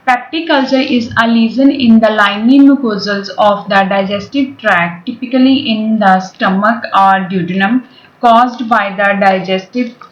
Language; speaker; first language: English; non-native, local second language; Punjabi